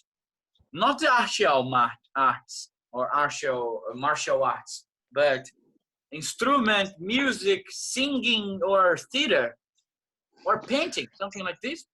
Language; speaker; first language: English; non-native, fluent; Portuguese